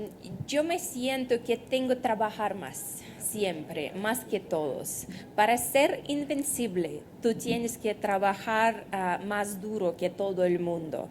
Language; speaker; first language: Spanish; non-native, fluent; Russian